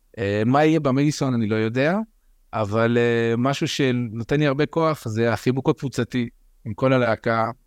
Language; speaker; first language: Hebrew; early bilingual, other home language; French